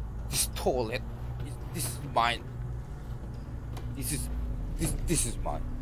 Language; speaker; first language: English; non-native, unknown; Korean